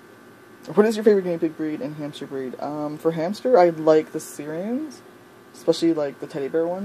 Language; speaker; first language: English; native; English